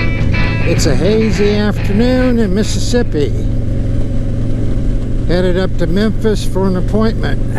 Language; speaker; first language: English; native; English